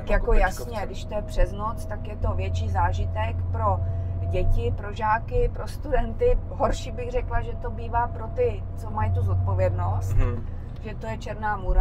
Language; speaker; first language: Czech; native; Czech